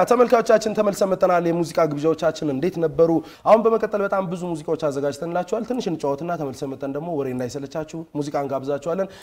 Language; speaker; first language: Amharic; native; Amharic